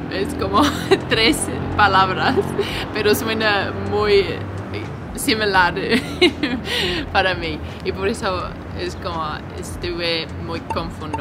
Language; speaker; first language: Spanish; non-native, learner; English